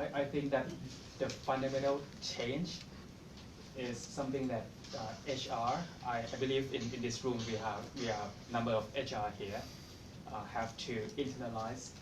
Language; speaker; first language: English; non-native, fluent; Thai